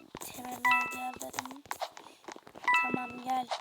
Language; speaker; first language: Turkish; native; Turkish